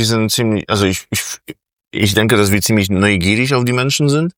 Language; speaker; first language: German; non-native, fluent; Polish